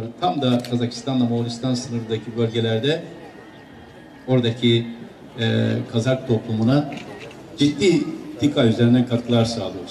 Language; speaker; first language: Turkish; native; Turkish